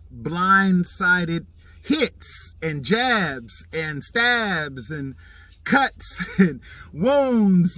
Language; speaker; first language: English; native; English